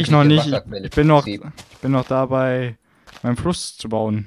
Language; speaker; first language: German; native; German